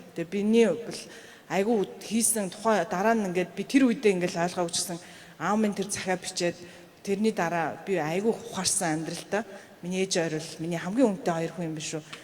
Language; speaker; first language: Mongolian; early bilingual, heritage; Mongolian